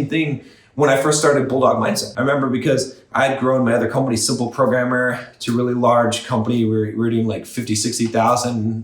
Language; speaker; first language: English; native; English